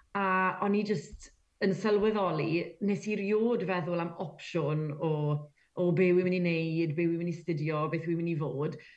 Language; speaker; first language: Welsh; native; Welsh